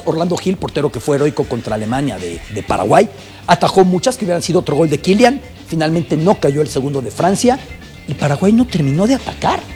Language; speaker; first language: Spanish; native; Spanish